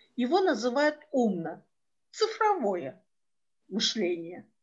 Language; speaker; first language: Russian; non-native, local second language; Kyrgyz